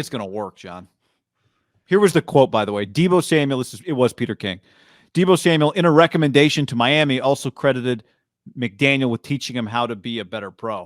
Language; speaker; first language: English; native; English